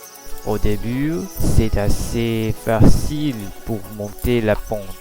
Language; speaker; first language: French; non-native, learner; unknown